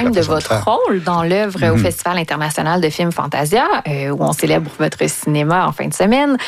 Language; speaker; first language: French; native; French